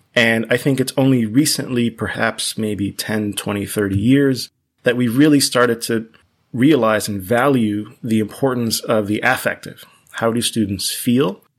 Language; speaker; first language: English; early bilingual, other home language; Spanish